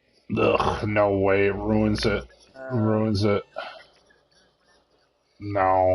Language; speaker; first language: English; native; English